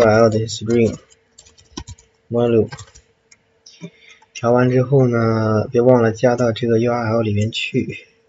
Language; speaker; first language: Chinese; native; Chinese